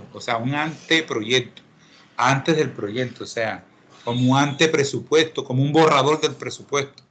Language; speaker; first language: Spanish; native; Spanish